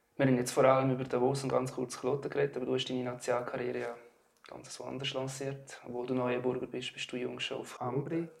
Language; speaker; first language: German; native; German